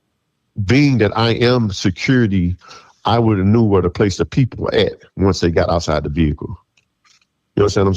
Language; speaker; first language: English; native; English